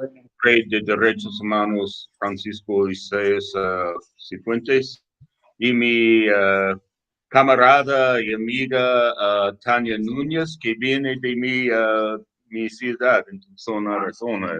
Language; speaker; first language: Spanish; non-native, fluent; English